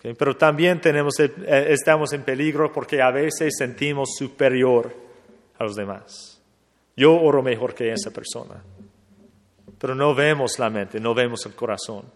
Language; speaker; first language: Spanish; non-native, fluent; English